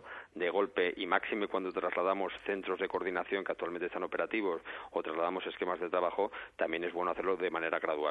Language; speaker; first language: Spanish; native; Spanish